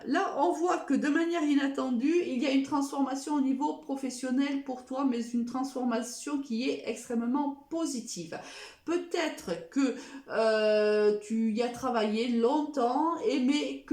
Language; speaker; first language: French; native; French